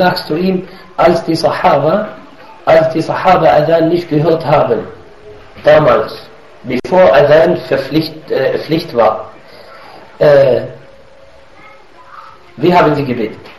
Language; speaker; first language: German; non-native, fluent; Arabic